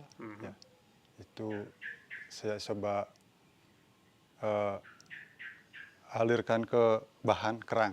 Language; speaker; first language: Indonesian; non-native, local second language; Balinese